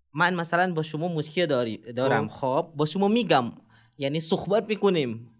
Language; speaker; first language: Persian; non-native, learner; Indonesian